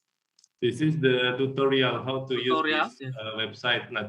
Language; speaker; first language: English; non-native, learner; Indonesian